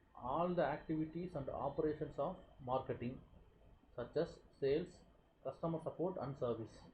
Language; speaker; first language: English; non-native, local second language; Tamil